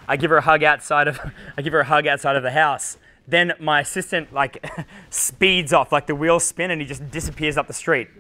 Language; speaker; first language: English; native; English